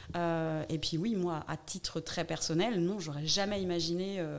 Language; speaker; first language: French; native; French